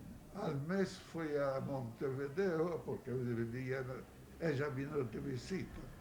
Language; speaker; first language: Spanish; non-native, fluent; Yiddish